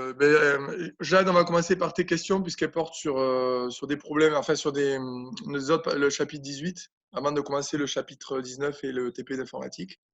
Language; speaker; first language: French; native; French